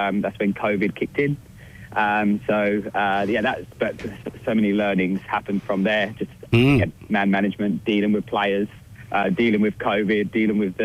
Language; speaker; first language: English; native; English